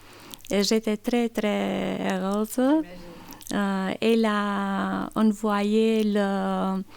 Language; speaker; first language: French; non-native, learner; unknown